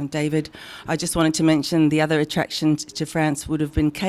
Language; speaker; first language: English; native; English